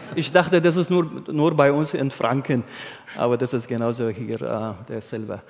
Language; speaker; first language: German; non-native, fluent; Arabic